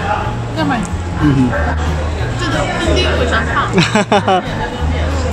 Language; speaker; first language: Chinese; non-native, learner; Ukrainian